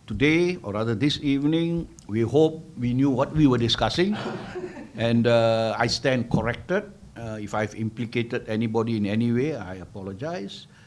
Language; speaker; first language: English; non-native, local second language; Malay